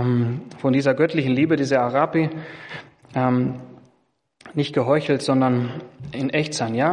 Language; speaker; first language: German; non-native, fluent; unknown